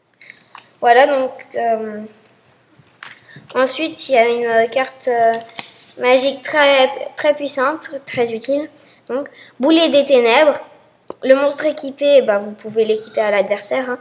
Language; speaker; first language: French; native; French